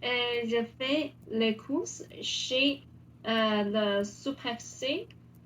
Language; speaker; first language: French; non-native, learner; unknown